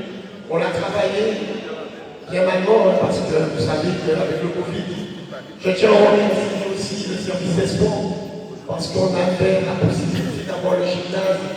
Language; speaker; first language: French; native; French